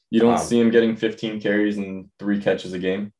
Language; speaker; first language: English; native; English